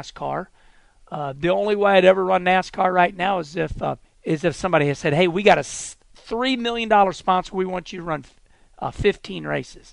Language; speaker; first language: English; native; English